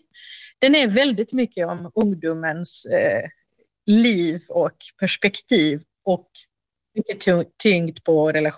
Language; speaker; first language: Swedish; non-native, fluent; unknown